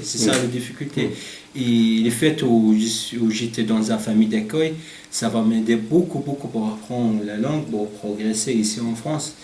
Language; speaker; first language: French; non-native, learner; Arabic